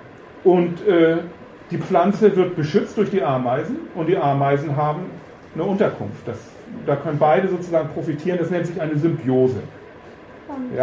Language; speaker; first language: German; native; German